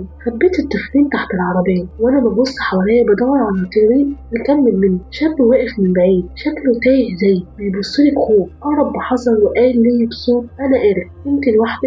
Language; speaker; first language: Arabic; native; Arabic